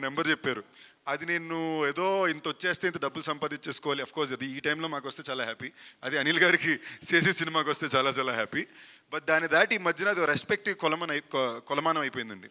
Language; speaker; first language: Telugu; native; Telugu